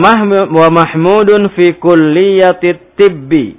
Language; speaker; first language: Arabic; non-native, fluent; Indonesian